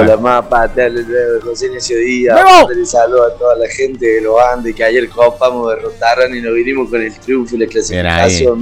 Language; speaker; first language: Spanish; native; Spanish